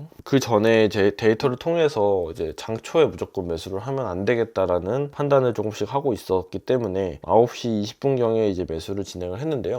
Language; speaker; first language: Korean; native; Korean